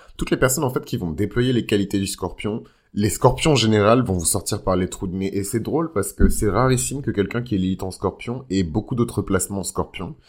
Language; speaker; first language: French; native; French